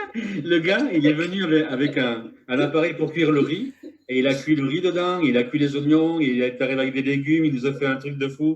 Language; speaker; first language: French; native; French